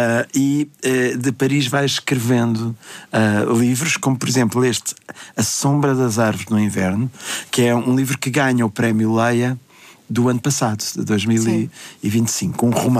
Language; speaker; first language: Portuguese; native; Portuguese